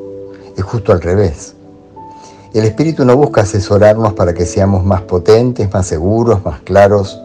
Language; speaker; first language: Spanish; native; Spanish